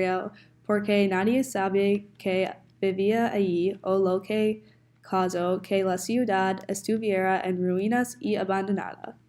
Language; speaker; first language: Spanish; non-native, learner; English